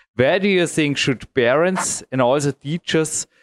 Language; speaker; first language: English; non-native, fluent; German